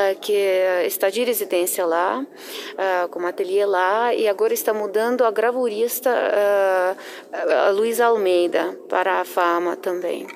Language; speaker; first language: Portuguese; non-native, fluent; Russian